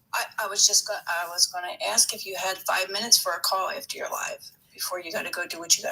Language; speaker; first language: English; native; English